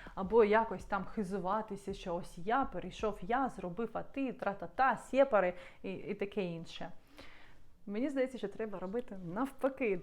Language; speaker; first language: Ukrainian; non-native, local second language; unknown